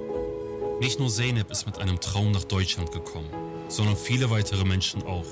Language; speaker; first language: German; early bilingual, other home language; Kurdish